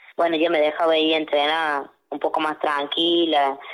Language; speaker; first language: Spanish; native; Spanish